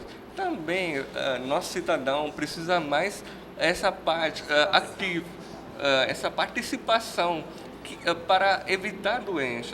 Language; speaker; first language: Portuguese; non-native, learner; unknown